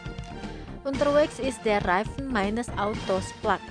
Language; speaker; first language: German; non-native, fluent; Indonesian